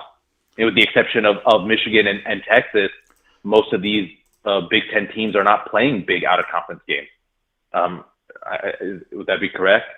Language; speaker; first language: English; native; English